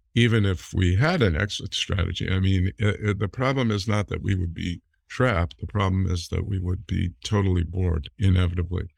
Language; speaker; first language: English; native; English